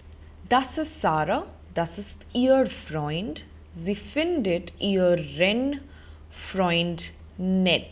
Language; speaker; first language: German; non-native, fluent; Hindi